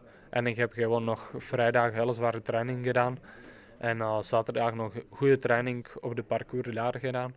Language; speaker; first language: Dutch; non-native, fluent; Czech